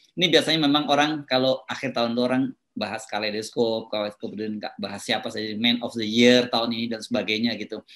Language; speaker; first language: Indonesian; native; Indonesian